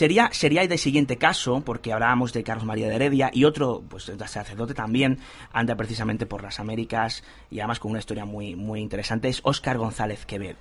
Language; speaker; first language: Spanish; native; Spanish